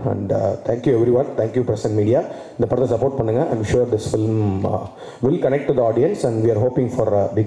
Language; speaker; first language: Tamil; native; Tamil